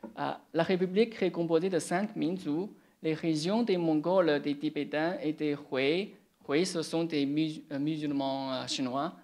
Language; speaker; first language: French; non-native, fluent; Chinese